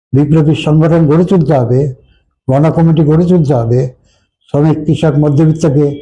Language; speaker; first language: Bangla; native; Bangla